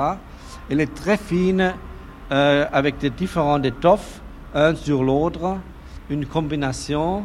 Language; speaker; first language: French; non-native, learner; German